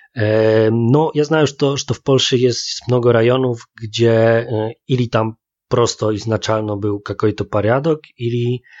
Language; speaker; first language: Russian; non-native, fluent; Polish